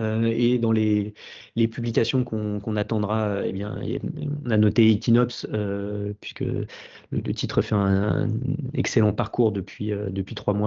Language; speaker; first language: French; native; French